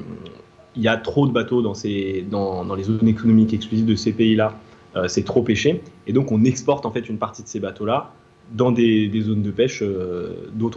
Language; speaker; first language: French; native; French